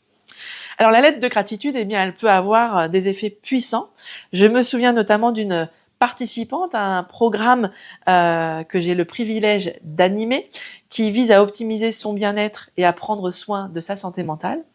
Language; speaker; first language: French; native; French